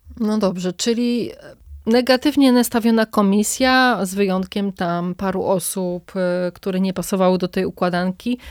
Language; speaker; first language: Polish; native; Polish